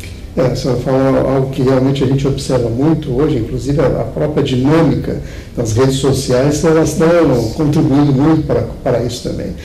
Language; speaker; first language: Portuguese; native; Portuguese